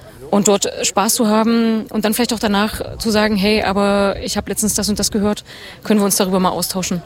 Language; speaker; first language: German; native; German